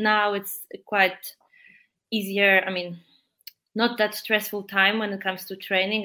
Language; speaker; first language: English; non-native, fluent; Polish